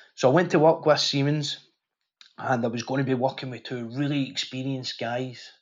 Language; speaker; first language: English; native; English